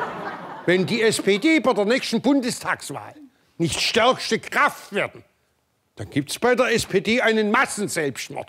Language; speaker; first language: German; native; German